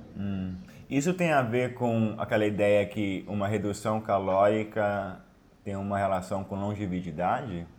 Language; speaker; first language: Portuguese; native; Portuguese